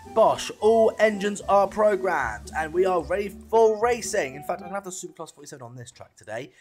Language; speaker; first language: English; native; English